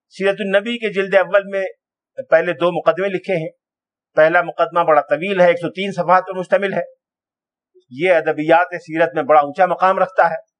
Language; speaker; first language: Urdu; native; Urdu